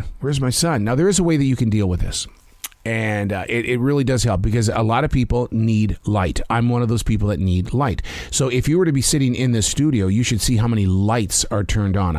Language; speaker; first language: English; native; English